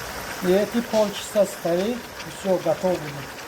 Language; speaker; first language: Russian; non-native, learner; Tajik